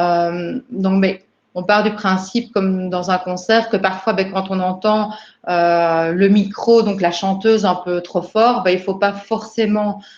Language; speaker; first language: French; native; French